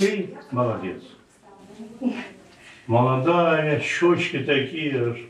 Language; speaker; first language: Russian; native; Russian